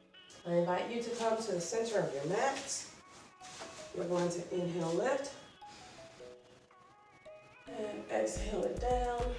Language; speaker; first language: English; native; English